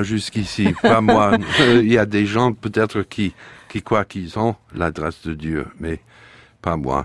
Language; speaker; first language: French; non-native, fluent; English